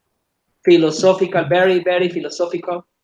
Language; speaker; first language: English; non-native, learner; Spanish